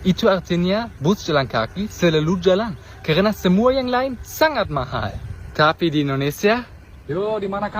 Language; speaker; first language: Indonesian; non-native, learner; German